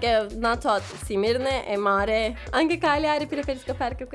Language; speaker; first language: Italian; non-native, learner; Turkish